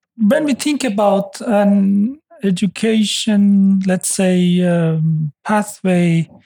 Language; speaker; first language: English; non-native, fluent; Persian